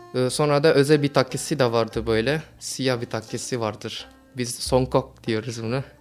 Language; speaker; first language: Turkish; non-native, fluent; Malay